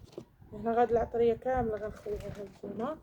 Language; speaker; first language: Arabic; native; Arabic